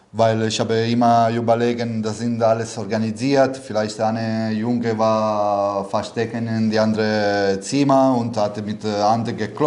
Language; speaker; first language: German; non-native, learner; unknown